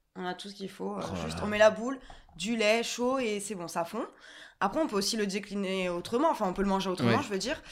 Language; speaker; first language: French; native; French